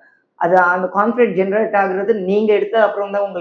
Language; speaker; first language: Tamil; non-native, learner; Telugu